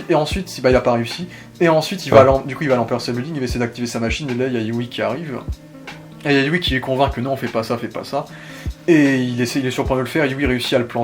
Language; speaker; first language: French; native; French